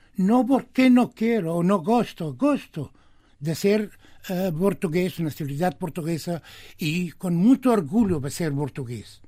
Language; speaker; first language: Portuguese; non-native, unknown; Arabic